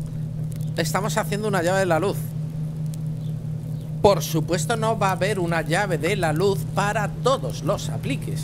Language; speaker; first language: Spanish; native; Spanish